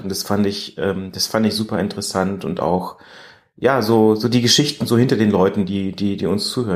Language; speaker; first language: German; native; German